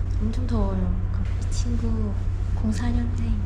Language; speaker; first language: Korean; non-native, learner; Vietnamese